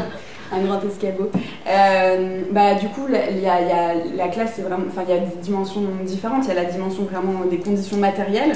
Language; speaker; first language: French; native; French